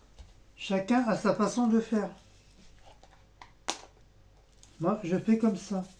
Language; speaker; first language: French; native; French